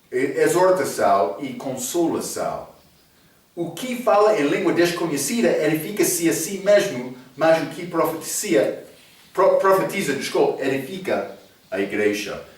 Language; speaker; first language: Portuguese; non-native, learner; English